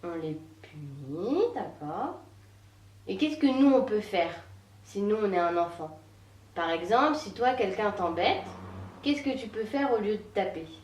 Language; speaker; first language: French; native; French